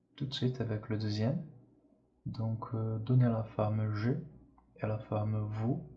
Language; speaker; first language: French; non-native, fluent; Portuguese